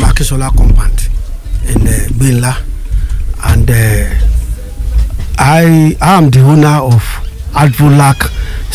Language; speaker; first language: English; non-native, local second language; Yoruba